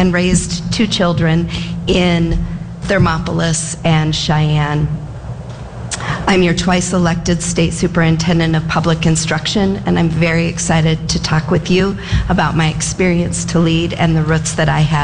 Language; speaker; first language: English; native; English